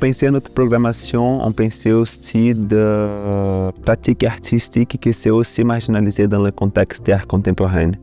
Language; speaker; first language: French; non-native, fluent; Portuguese